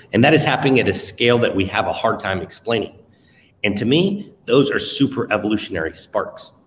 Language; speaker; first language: English; non-native, fluent; Spanish